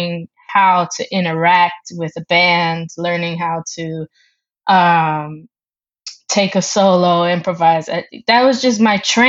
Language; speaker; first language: English; native; English